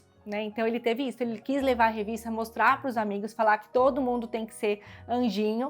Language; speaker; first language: Portuguese; native; Portuguese